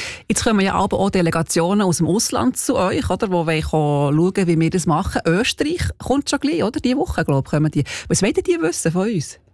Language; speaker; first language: German; native; German